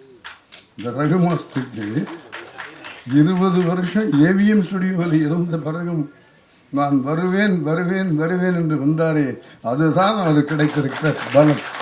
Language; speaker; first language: Tamil; native; Tamil